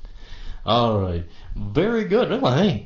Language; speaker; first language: English; non-native, fluent; Vietnamese